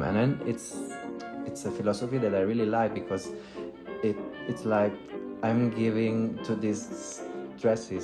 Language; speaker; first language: English; non-native, fluent; Italian